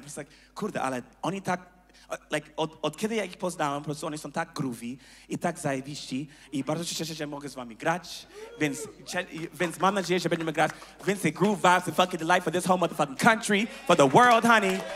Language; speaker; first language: Polish; non-native, learner; English